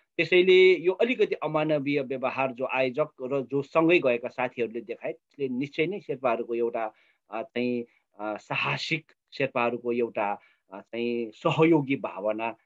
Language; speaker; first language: Nepali; non-native, local second language; Sherpa